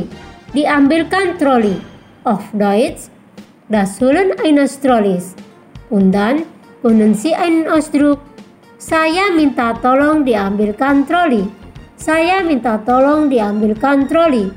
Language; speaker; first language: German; non-native, fluent; Indonesian